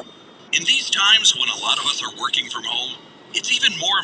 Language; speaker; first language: English; native; English